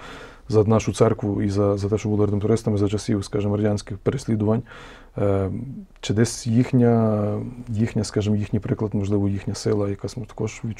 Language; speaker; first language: Ukrainian; native; Ukrainian